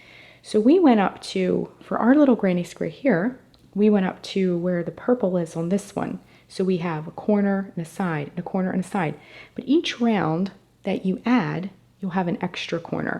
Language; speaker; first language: English; native; English